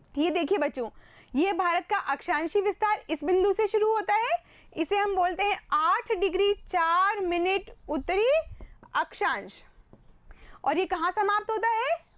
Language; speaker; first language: Hindi; native; Hindi